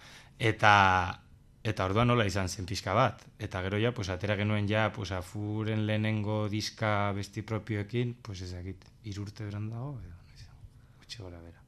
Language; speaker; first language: Basque; non-native, local second language; Spanish